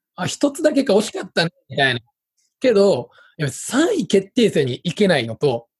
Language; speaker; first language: Japanese; native; Japanese